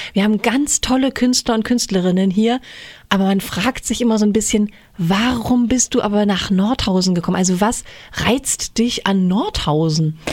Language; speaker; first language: German; native; German